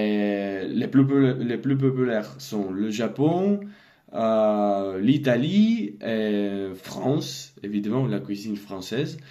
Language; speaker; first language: French; non-native, learner; Russian